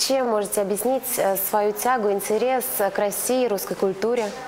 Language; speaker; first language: Russian; native; Russian